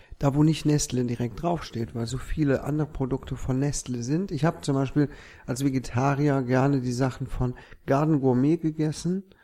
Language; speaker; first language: German; native; German